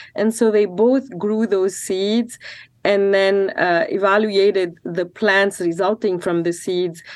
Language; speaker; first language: English; non-native, fluent; Arabic